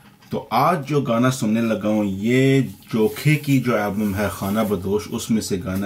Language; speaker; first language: Urdu; early bilingual, other home language; Punjabi